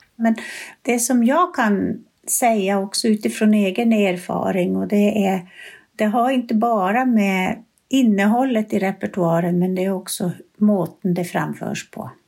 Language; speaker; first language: Swedish; native; Swedish